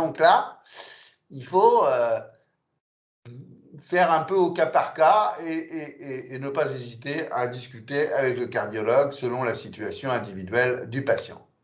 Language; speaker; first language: French; native; French